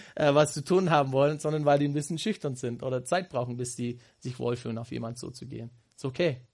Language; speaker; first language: German; non-native, fluent; English